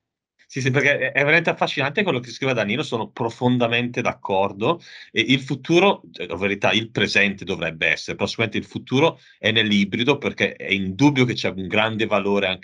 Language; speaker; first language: Italian; native; Italian